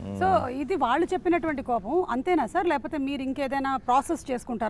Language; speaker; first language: Telugu; native; Telugu